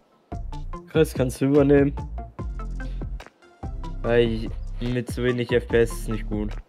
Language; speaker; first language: German; native; German